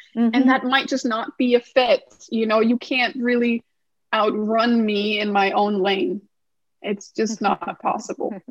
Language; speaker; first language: English; non-native, fluent; Danish